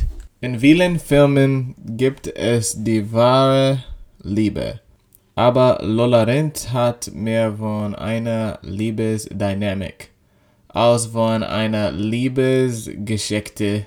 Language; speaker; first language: German; non-native, learner; English